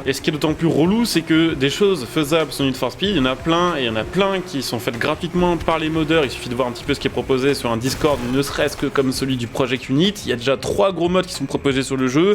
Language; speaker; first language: French; native; French